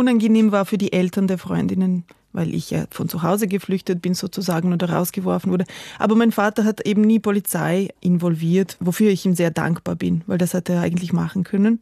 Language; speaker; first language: German; non-native, fluent; Serbian